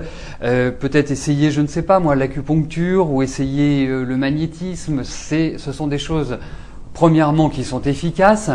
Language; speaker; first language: French; native; French